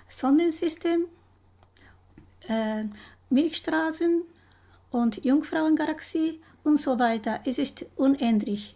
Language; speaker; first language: German; non-native, learner; Japanese